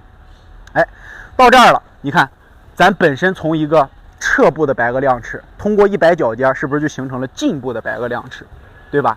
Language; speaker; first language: Chinese; native; Chinese